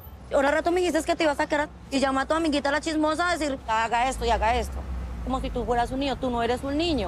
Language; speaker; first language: Spanish; native; Spanish